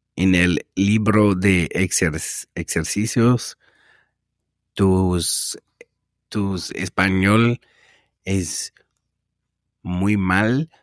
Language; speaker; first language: Spanish; non-native, learner; German